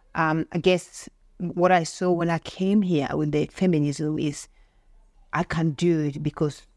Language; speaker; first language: English; non-native, local second language; Luo (Kenya and Tanzania)